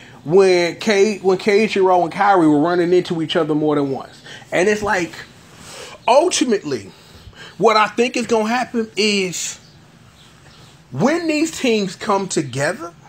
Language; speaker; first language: English; native; English